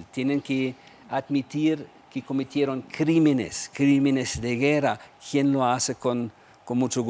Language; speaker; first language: Spanish; non-native, fluent; German